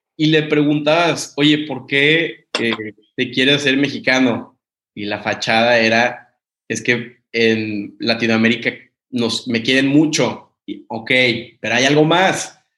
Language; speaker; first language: Spanish; native; Spanish